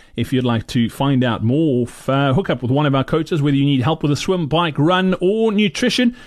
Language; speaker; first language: English; native; English